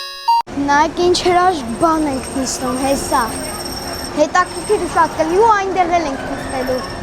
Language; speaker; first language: Armenian; early bilingual, heritage; Armenian